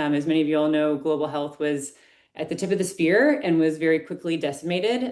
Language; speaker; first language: English; native; English